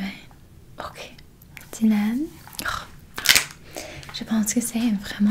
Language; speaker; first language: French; non-native, learner; English